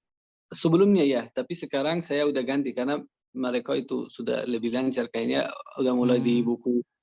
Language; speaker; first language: Indonesian; non-native, learner; Persian